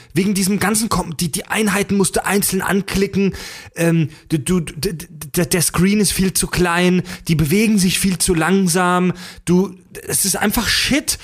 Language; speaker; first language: German; native; German